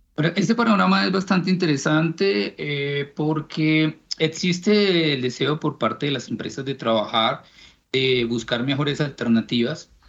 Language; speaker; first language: Spanish; native; Spanish